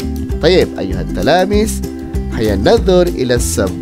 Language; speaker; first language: Arabic; non-native, fluent; Malay